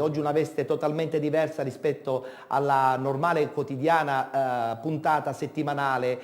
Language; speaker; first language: Italian; native; Italian